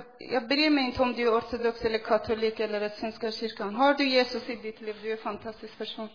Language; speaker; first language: Swedish; non-native, fluent; Persian